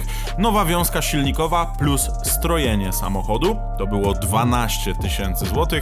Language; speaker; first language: Polish; native; Polish